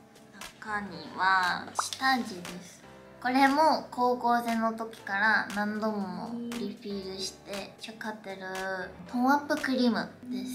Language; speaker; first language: Japanese; non-native, fluent; Korean